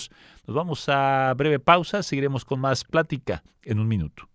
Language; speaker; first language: Spanish; native; Spanish